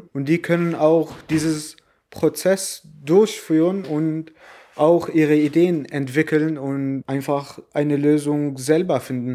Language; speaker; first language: German; non-native, learner; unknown